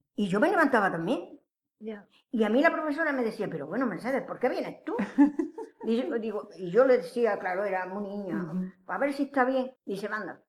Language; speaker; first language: Spanish; native; Spanish